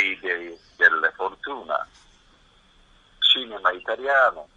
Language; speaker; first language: Italian; non-native, fluent; Japanese